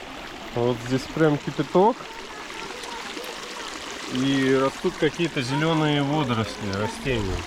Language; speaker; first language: Russian; native; Russian